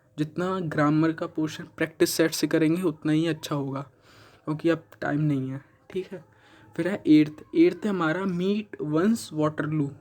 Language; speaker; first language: Hindi; native; Hindi